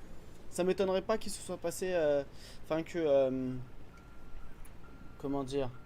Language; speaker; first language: French; native; French